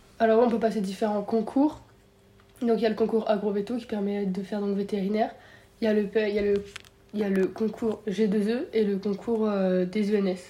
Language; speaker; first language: French; native; French